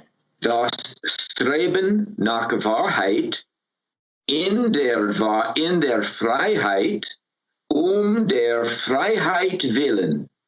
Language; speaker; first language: German; non-native, learner; English